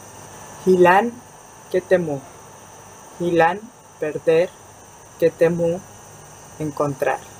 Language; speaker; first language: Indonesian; non-native, fluent; Spanish